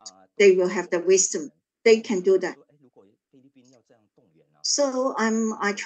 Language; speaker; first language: English; non-native, learner; Chinese